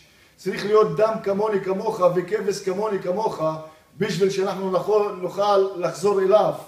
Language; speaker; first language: Hebrew; non-native, local second language; Arabic